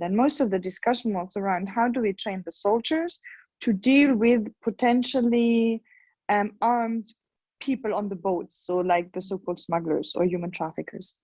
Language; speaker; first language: English; non-native, fluent; German